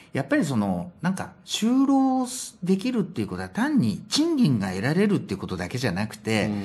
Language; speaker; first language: Japanese; native; Japanese